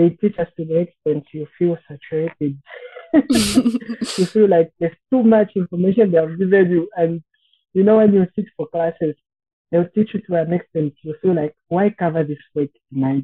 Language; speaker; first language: English; non-native, local second language; Bemba